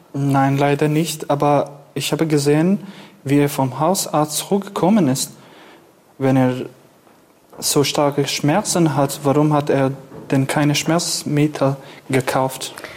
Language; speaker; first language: German; non-native, fluent; Kurdish